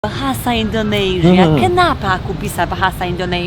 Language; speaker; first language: Indonesian; non-native, fluent; Polish